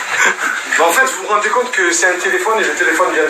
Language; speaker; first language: French; native; French